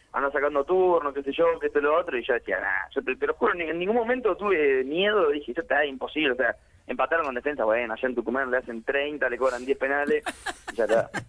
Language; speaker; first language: Spanish; native; Spanish